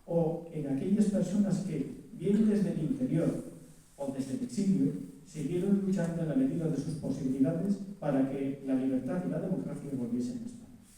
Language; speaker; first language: Spanish; native; Spanish